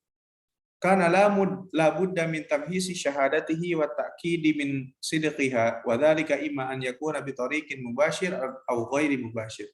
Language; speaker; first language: Arabic; non-native, learner; Indonesian